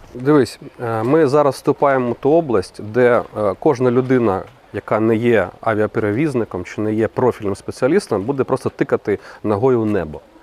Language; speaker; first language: Ukrainian; non-native, local second language; Russian